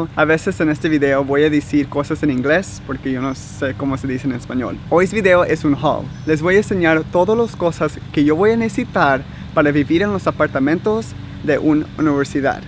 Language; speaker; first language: Spanish; early bilingual, heritage; Spanish